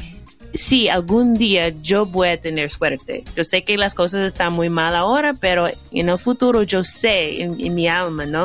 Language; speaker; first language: Spanish; non-native, learner; English